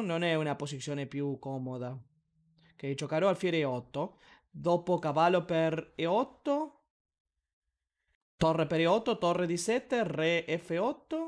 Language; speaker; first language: Italian; non-native, learner; Spanish